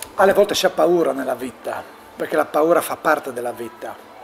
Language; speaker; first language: Italian; non-native, local second language; Friulian